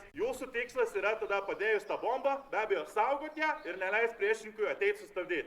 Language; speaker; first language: Lithuanian; native; Lithuanian